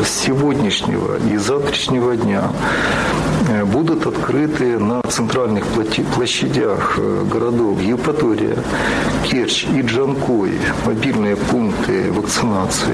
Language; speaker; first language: Russian; native; Russian